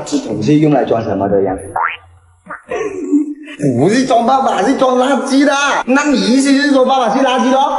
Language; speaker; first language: Chinese; native; Chinese